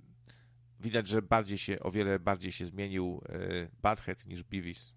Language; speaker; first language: Polish; native; Polish